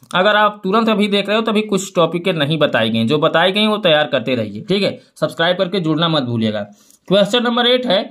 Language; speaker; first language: Hindi; native; Hindi